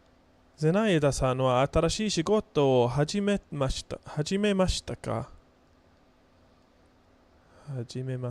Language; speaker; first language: Japanese; non-native, learner; English